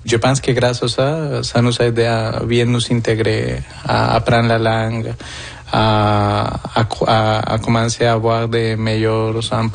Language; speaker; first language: French; non-native, fluent; Spanish